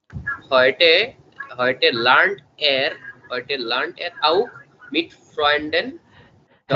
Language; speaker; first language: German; non-native, learner; Bangla